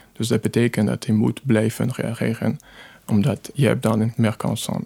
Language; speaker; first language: Dutch; non-native, fluent; French